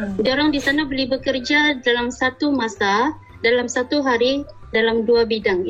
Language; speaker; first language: Malay; native; Malay